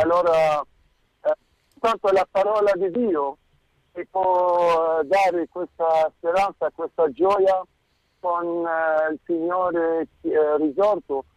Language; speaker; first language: Italian; non-native, fluent; Arabic